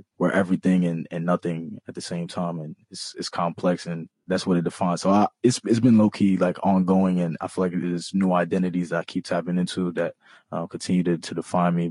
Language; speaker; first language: English; early bilingual, other home language; Bambara